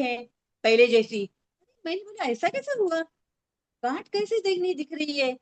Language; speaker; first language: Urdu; non-native, local second language; Marathi